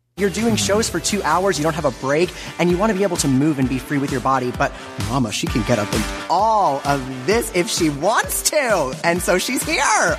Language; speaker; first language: English; native; English